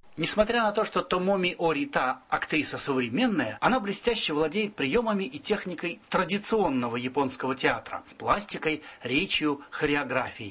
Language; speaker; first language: Russian; native; Russian